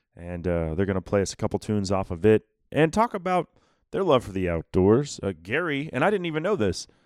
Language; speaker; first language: English; native; English